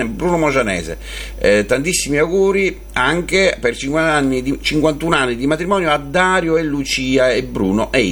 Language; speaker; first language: Italian; native; Italian